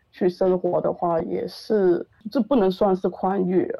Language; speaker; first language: Chinese; non-native, local second language; Cantonese